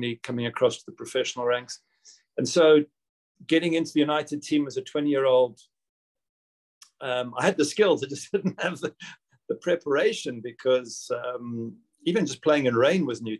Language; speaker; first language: English; native; English